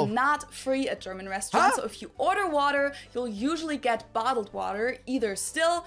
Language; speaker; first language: English; non-native, fluent; German